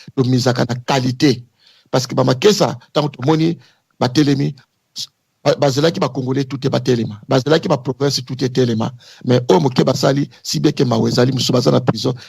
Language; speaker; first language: Lingala; non-native, local second language; Kongo